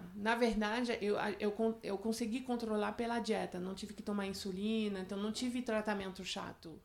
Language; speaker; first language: Portuguese; non-native, fluent; French